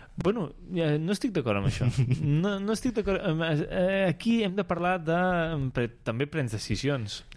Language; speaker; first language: Catalan; native; Catalan